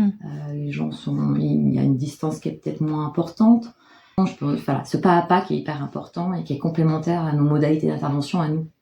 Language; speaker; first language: French; native; French